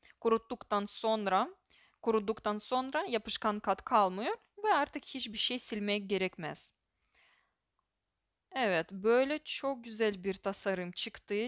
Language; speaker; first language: Turkish; non-native, fluent; Russian